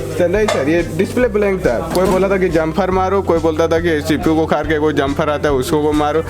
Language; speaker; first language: Hindi; native; Hindi